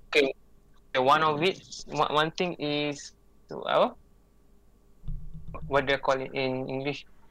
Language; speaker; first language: English; non-native, local second language; Malay